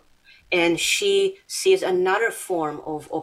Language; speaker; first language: English; non-native, fluent; Hungarian